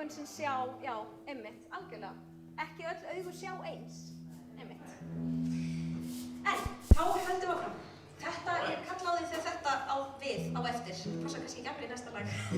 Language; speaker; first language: Icelandic; native; Icelandic